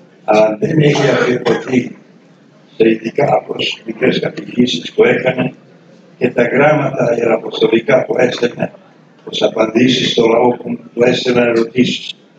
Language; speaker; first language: Greek; non-native, fluent; Serbian